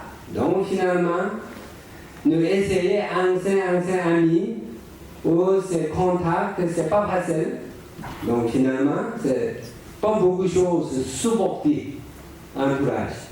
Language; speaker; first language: French; non-native, learner; Tibetan